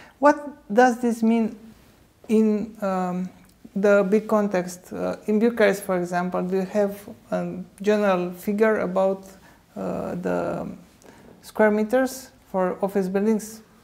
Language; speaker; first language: English; non-native, fluent; Romanian